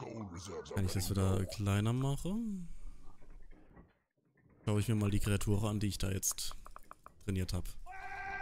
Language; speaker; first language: German; native; German